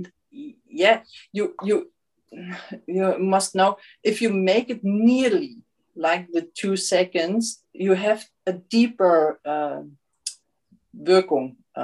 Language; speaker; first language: English; non-native, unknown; German